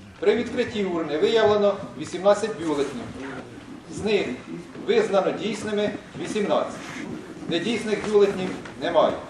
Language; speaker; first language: Ukrainian; native; Ukrainian